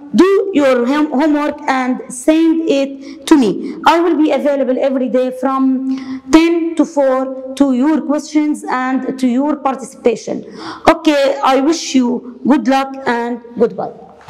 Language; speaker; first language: English; non-native, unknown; Arabic